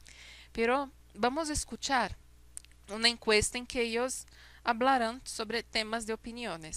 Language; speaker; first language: Spanish; non-native, fluent; Portuguese